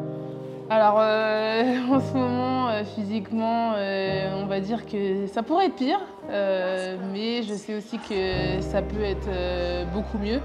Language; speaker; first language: French; native; French